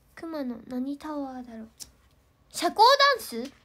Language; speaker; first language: Japanese; native; Japanese